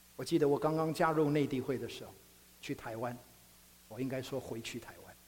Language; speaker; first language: Chinese; native; Chinese